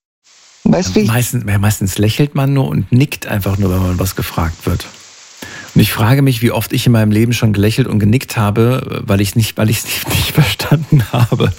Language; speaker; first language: German; native; German